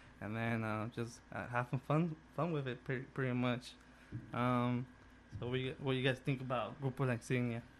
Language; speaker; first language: English; early bilingual, other home language; Spanish